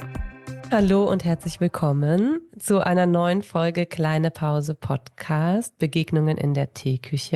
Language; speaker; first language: German; native; German